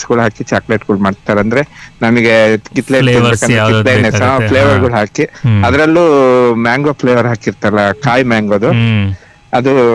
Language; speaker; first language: Kannada; native; Kannada